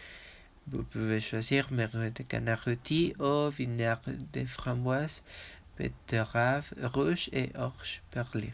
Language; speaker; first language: French; non-native, learner; Spanish